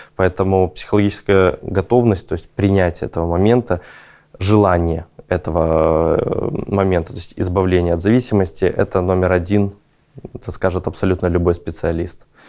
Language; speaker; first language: Russian; native; Russian